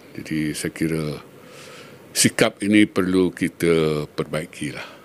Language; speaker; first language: Malay; native; Malay